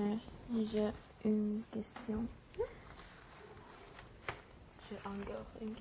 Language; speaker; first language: French; non-native, learner; Finnish